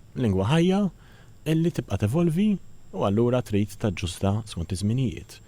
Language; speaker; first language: Maltese; native; Maltese